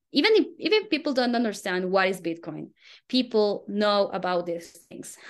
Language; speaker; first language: English; non-native, fluent; Spanish